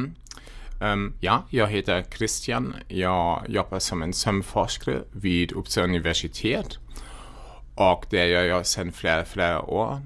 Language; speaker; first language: Swedish; non-native, fluent; German